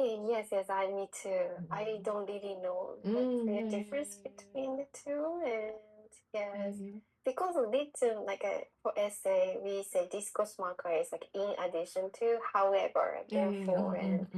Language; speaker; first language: English; non-native, learner; Japanese